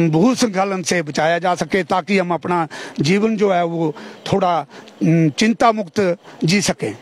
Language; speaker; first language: Hindi; native; Hindi